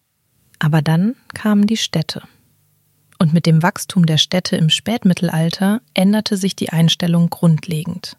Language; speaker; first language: German; native; German